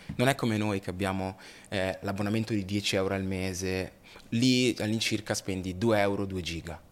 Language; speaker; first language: Italian; early bilingual, other home language; Lingala